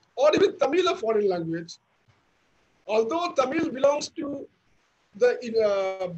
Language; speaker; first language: English; non-native, local second language; Bangla